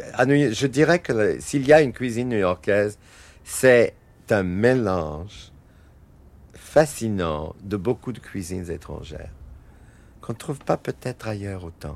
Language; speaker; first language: French; non-native, fluent; English